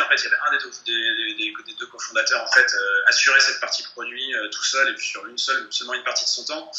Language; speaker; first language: French; native; French